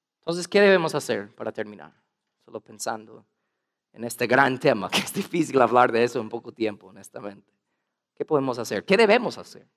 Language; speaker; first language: Spanish; non-native, fluent; English